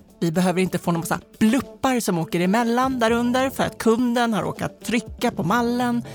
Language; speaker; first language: Swedish; native; Swedish